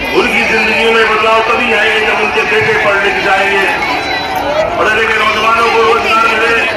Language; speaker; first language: Hindi; native; Hindi